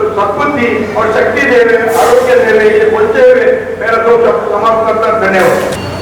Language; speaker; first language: Hindi; non-native, local second language; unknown